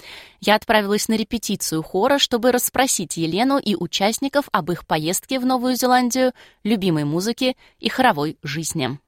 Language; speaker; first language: Russian; native; Russian